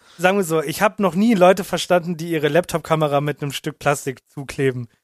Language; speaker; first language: German; native; German